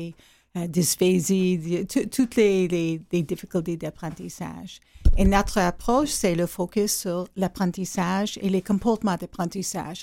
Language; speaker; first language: French; non-native, learner; English